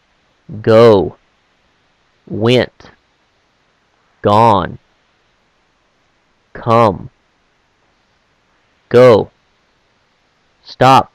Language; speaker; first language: English; non-native, fluent; Korean